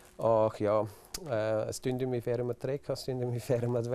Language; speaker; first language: Icelandic; non-native, learner; German